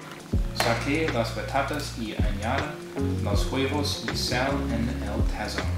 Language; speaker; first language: Spanish; non-native, learner; English